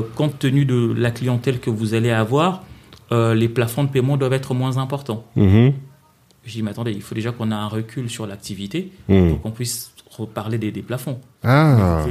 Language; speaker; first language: French; non-native, local second language; Lingala